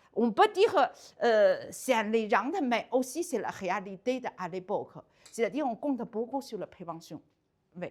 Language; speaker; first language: French; non-native, learner; Chinese